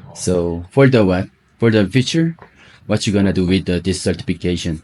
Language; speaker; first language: English; non-native, learner; Korean